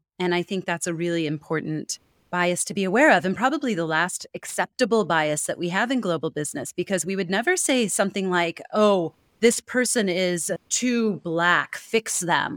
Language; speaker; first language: English; native; English